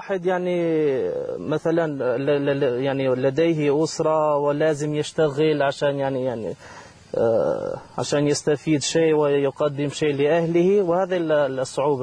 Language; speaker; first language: Arabic; non-native, fluent; Albanian